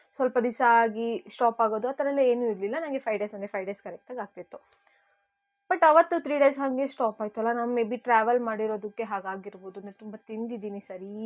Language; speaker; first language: Kannada; native; Kannada